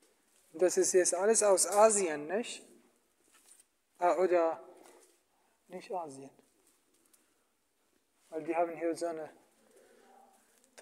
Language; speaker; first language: German; non-native, fluent; Arabic